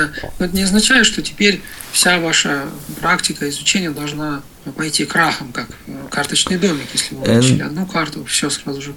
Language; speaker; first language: Russian; native; Russian